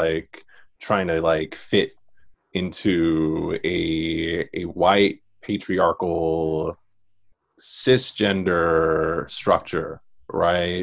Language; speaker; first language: English; native; English